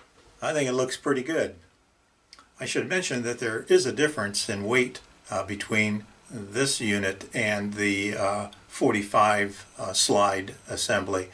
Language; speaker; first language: English; native; English